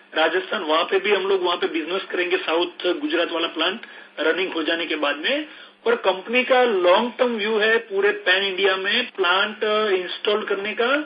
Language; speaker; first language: Hindi; non-native, local second language; Gujarati